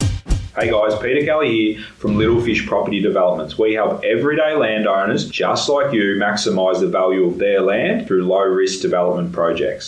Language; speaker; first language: English; native; English